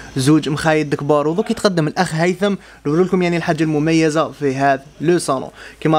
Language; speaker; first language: Arabic; native; Arabic